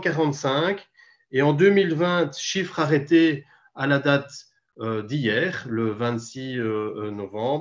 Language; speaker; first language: French; native; French